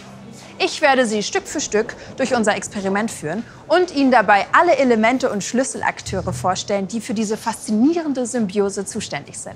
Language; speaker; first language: German; native; German